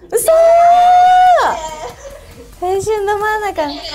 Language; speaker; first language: Japanese; native; Japanese